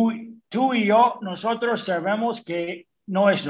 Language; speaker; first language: Spanish; early bilingual, other home language; English